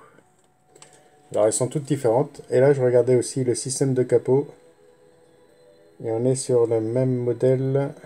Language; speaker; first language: French; native; French